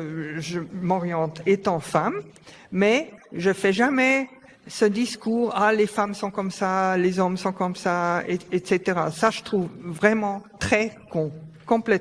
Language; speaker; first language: French; non-native, fluent; German